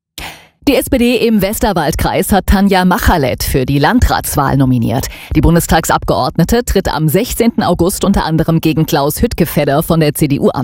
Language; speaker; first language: German; native; German